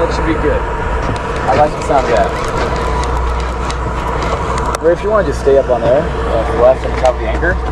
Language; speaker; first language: English; native; English